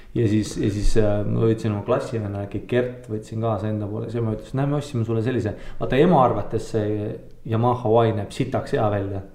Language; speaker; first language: Estonian; early bilingual, heritage; Estonian